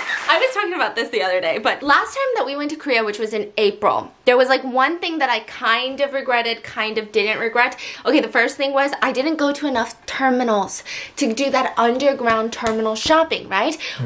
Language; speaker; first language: English; early bilingual, other home language; Korean